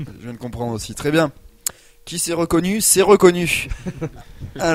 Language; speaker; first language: French; native; French